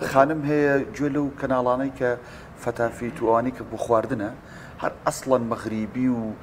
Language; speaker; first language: Central Kurdish; native; Central Kurdish